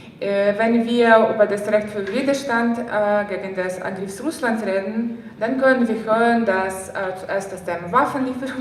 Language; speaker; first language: German; non-native, fluent; Ukrainian